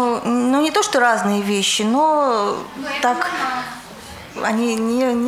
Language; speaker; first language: Russian; native; Russian